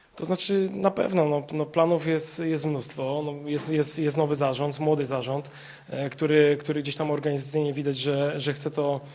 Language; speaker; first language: Polish; native; Polish